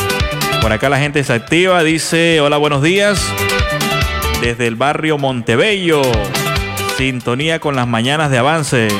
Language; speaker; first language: Spanish; native; Spanish